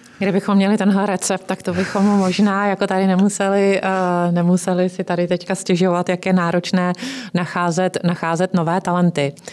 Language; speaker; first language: Czech; native; Czech